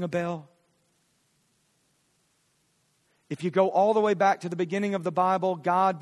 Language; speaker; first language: English; native; English